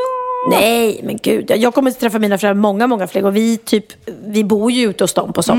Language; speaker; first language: Swedish; native; Swedish